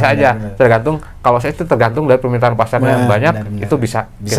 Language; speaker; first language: Indonesian; non-native, local second language; Sundanese